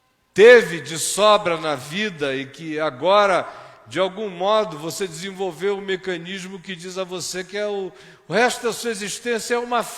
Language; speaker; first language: Portuguese; native; Portuguese